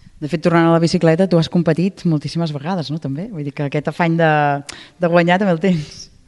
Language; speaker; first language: Catalan; native; Catalan